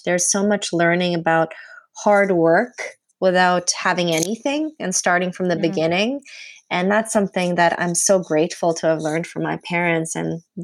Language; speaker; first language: English; non-native, fluent; Punjabi